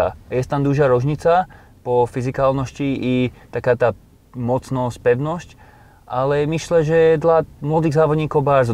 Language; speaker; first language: Polish; non-native, learner; Slovak